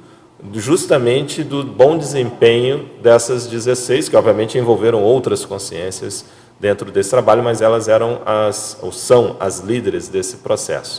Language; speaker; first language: Portuguese; native; Portuguese